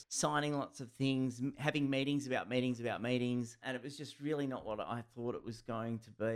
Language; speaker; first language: English; native; English